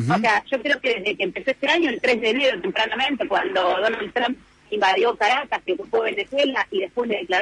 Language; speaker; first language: Spanish; native; Spanish